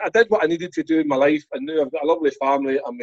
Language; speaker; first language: English; native; English